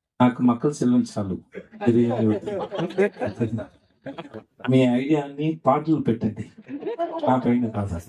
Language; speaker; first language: Telugu; non-native, learner; Tamil